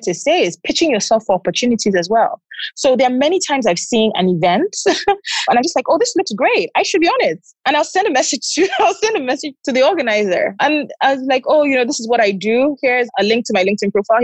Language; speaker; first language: English; non-native, local second language; Yoruba